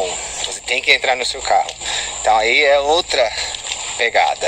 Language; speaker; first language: Portuguese; non-native, fluent; English